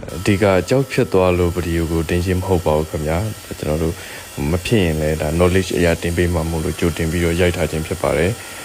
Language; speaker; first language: Burmese; native; Burmese